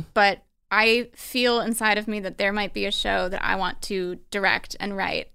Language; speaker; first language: English; native; English